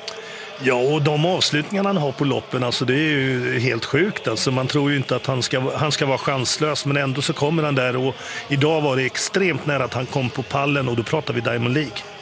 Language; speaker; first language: Swedish; native; Swedish